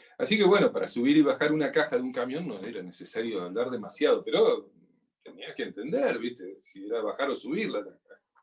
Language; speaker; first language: Spanish; native; Spanish